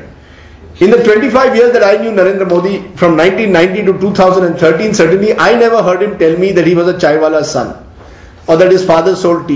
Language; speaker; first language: English; non-native, local second language; Marathi